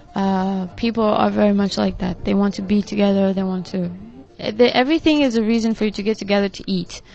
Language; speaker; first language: English; non-native, fluent; Portuguese